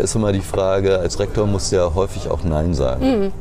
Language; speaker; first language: German; native; German